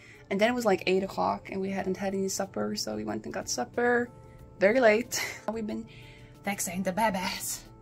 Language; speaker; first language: English; non-native, fluent; Swedish